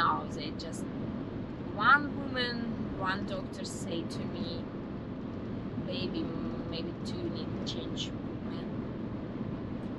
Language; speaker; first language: English; non-native, learner; Russian